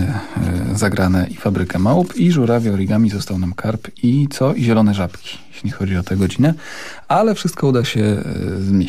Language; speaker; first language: Polish; native; Polish